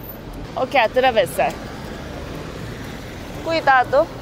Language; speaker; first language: Portuguese; non-native, learner; Korean